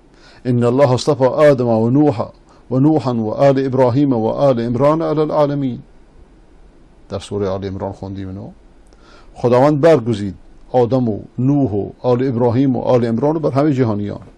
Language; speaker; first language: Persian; native; Persian